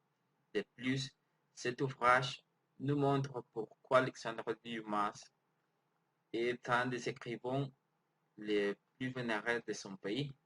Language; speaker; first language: French; non-native, learner; Spanish